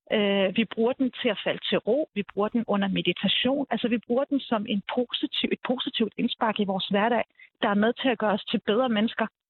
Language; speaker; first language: Danish; early bilingual, other home language; Arabic